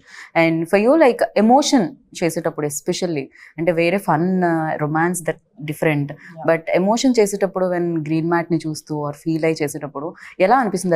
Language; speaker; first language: Telugu; native; Telugu